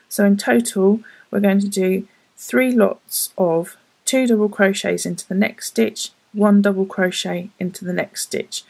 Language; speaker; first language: English; native; English